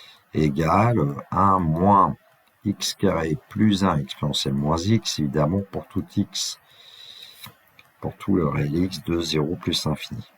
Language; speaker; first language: French; native; French